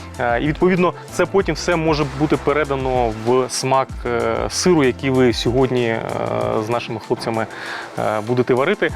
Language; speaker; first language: Ukrainian; native; Ukrainian